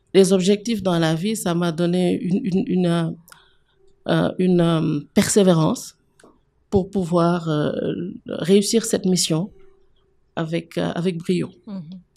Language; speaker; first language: French; non-native, local second language; Wolof